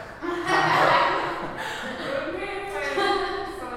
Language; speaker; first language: Spanish; non-native, learner; English